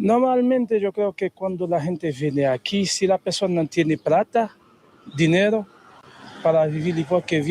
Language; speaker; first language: Spanish; non-native, learner; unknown